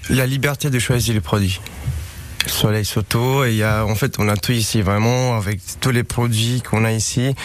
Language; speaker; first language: French; non-native, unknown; Romanian